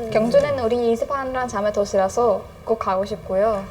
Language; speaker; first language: Korean; non-native, fluent; Persian